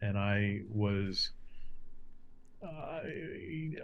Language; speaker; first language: English; native; English